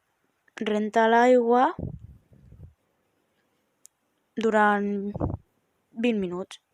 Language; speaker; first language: Catalan; native; Catalan